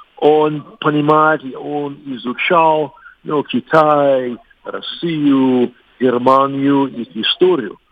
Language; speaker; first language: Russian; non-native, fluent; English